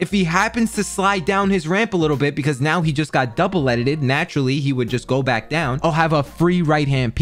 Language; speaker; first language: English; native; English